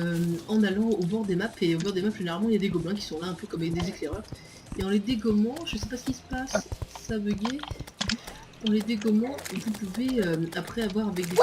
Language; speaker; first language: French; native; French